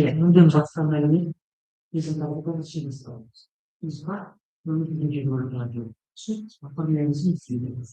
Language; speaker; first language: Russian; non-native, local second language; Kazakh